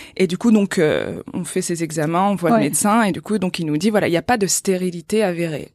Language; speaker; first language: French; native; French